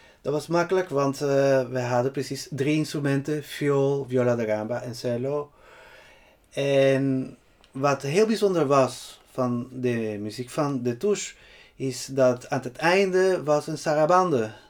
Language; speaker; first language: Dutch; non-native, fluent; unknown